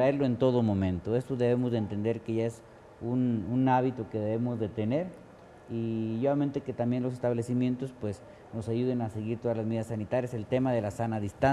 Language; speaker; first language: Spanish; native; Spanish